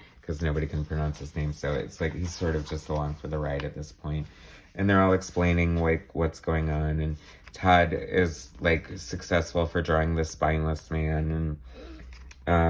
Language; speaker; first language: English; native; English